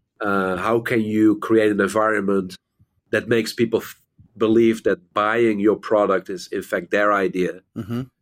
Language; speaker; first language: English; non-native, fluent; Dutch